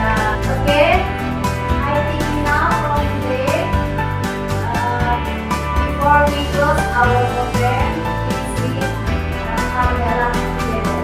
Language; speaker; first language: English; non-native, learner; Indonesian